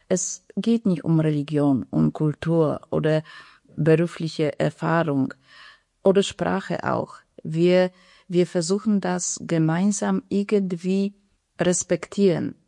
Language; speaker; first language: German; non-native, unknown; Polish